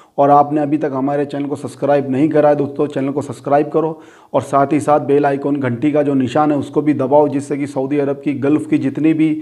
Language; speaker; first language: Hindi; native; Hindi